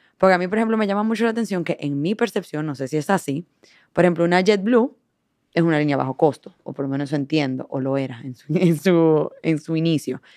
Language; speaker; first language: Spanish; native; Spanish